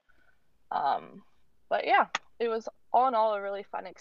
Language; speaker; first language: English; native; English